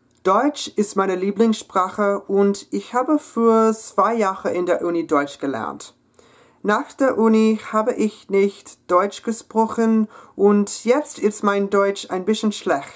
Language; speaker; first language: German; non-native, learner; English